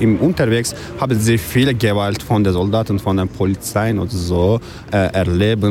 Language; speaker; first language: German; non-native, learner; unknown